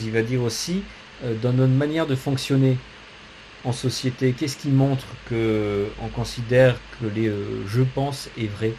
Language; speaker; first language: French; native; French